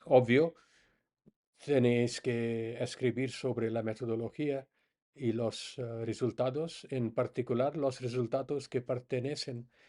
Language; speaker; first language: Spanish; non-native, fluent; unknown